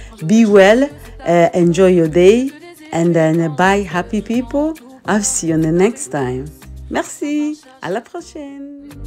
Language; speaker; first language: English; non-native, fluent; Lingala